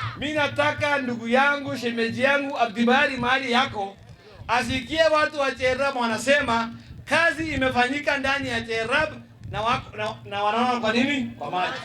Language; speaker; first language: Swahili; non-native, local second language; Somali